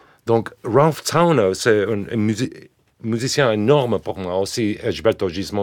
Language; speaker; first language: French; non-native, fluent; English